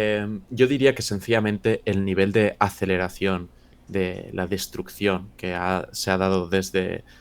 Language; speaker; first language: Spanish; native; Spanish